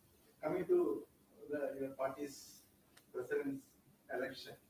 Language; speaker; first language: English; non-native, local second language; Malayalam